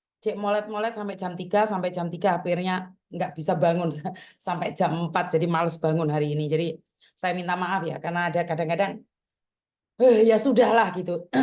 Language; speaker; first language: Indonesian; native; Indonesian